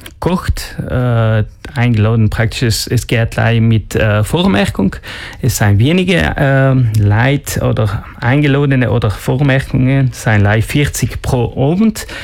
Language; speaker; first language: German; non-native, local second language; Ladin